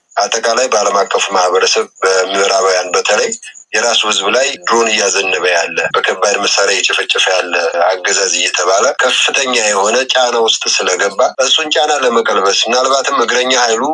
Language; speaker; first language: Amharic; native; Amharic